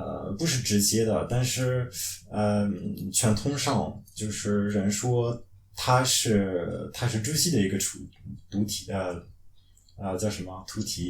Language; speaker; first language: Chinese; non-native, fluent; French